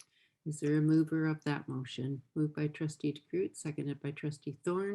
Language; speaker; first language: English; native; English